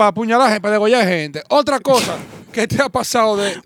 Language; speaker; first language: Spanish; native; Spanish